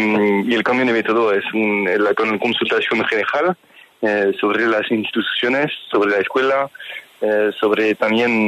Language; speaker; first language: Spanish; non-native, fluent; French